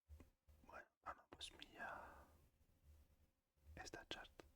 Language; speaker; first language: Basque; non-native, learner; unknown